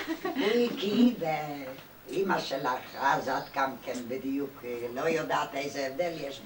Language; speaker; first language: Hebrew; non-native, fluent; Yiddish